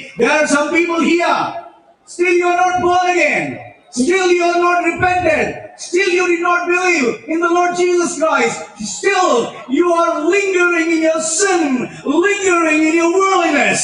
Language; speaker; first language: English; non-native, local second language; Telugu